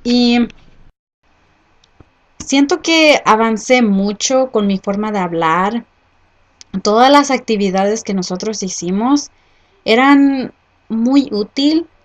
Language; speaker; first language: Spanish; early bilingual, heritage; Spanish